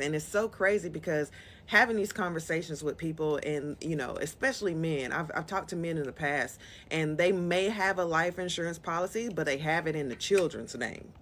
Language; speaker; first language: English; native; English